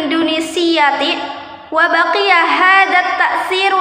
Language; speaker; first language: Arabic; non-native, learner; Indonesian